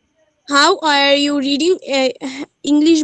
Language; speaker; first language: English; non-native, learner; Bangla